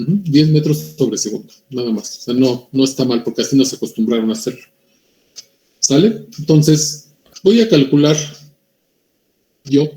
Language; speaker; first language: Spanish; native; Spanish